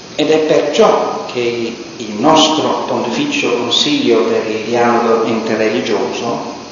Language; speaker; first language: Italian; non-native, fluent; English